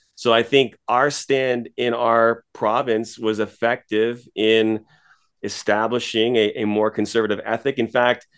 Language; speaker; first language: English; native; English